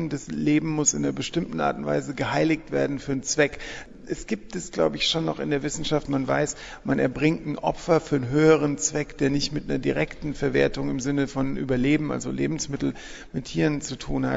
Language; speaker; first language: German; native; German